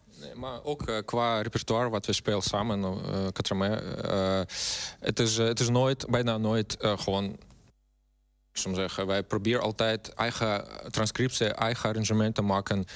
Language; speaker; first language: Dutch; non-native, learner; Russian